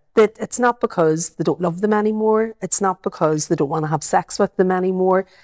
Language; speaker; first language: English; native; English